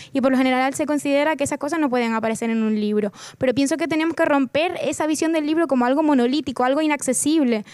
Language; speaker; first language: Spanish; native; Spanish